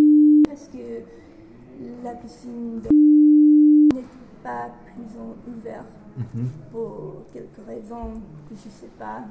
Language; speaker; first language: French; non-native, learner; English